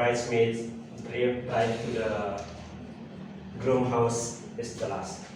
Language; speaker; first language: English; non-native, learner; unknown